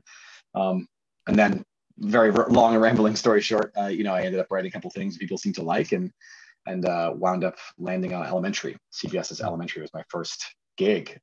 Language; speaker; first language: English; native; English